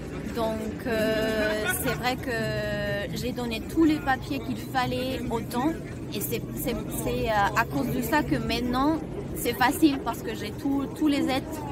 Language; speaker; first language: French; non-native, fluent; Spanish